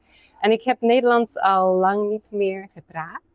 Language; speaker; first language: Dutch; non-native, fluent; Polish